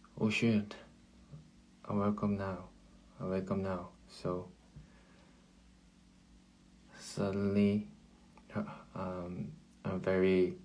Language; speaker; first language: English; non-native, learner; Korean